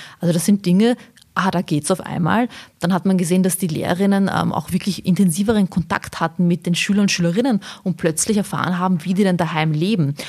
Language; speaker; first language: German; early bilingual, other home language; Bosnian